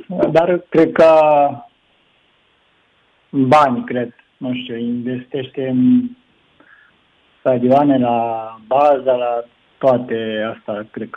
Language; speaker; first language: Romanian; non-native, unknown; Japanese